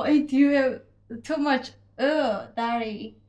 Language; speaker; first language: English; non-native, learner; Georgian